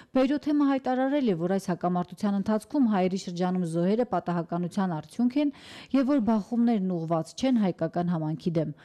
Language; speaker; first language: Armenian; native; Armenian